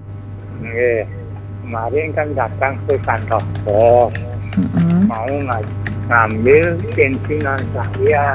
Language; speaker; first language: Indonesian; non-native, local second language; Balinese